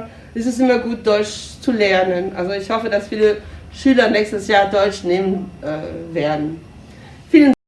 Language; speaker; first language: German; non-native, fluent; French